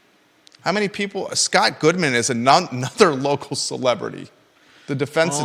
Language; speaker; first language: English; native; English